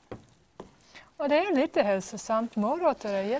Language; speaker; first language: Swedish; non-native, fluent; English